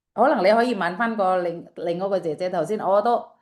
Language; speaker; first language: Chinese; non-native, fluent; Indonesian